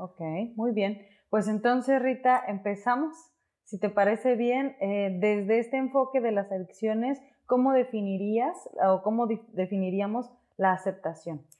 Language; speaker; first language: Spanish; native; Spanish